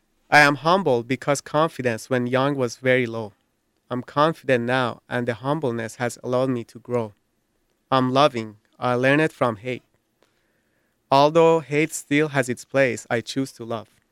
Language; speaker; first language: English; non-native, fluent; Persian